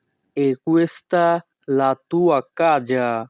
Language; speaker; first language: Italian; non-native, fluent; Bangla